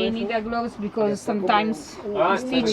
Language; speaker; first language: English; non-native, learner; Spanish